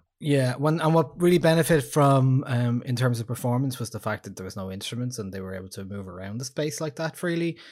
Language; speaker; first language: English; native; English